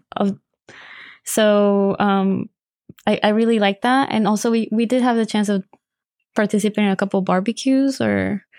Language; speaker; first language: English; non-native, fluent; Spanish